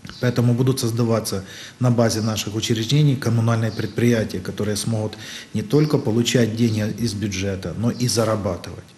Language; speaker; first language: Russian; native; Russian